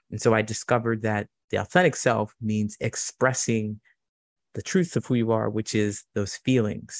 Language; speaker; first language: English; native; English